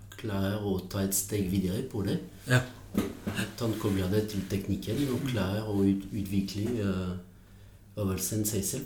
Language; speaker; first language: Norwegian; non-native, fluent; French